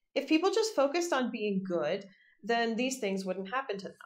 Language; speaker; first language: English; native; English